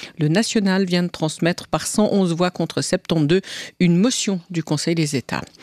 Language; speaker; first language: French; native; French